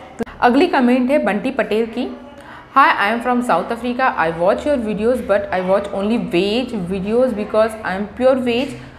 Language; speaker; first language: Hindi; non-native, local second language; Marathi